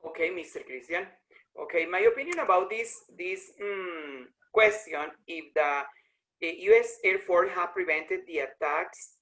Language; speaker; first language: English; non-native, learner; Spanish